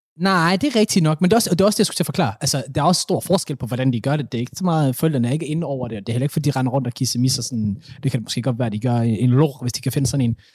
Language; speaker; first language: Danish; early bilingual, other home language; Somali